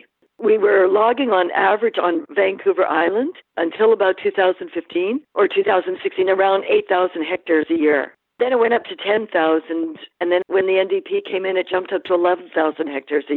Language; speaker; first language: English; native; English